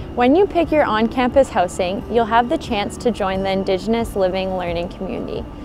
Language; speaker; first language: English; native; English